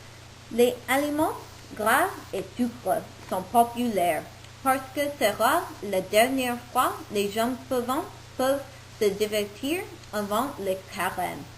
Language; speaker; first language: French; non-native, learner; English